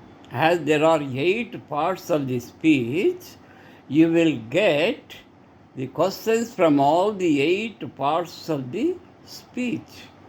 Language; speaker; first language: English; non-native, local second language; Telugu